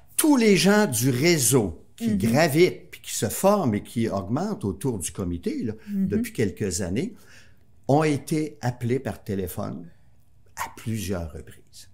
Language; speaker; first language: French; native; French